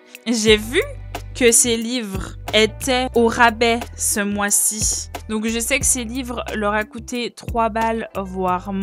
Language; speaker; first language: French; native; French